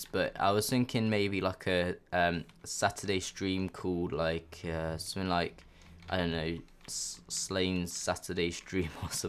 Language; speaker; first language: English; native; English